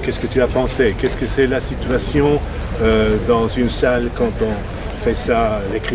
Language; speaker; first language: French; non-native, fluent; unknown